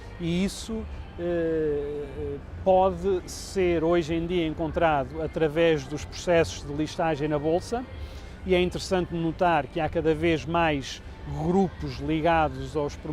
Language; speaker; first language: Portuguese; native; Portuguese